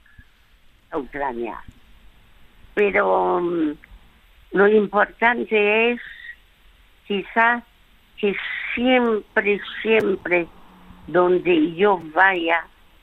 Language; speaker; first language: Spanish; early bilingual, other home language; French